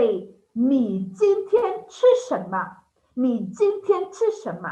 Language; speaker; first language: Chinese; non-native, fluent; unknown